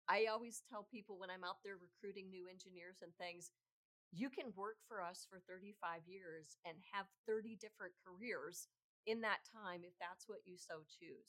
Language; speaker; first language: English; native; English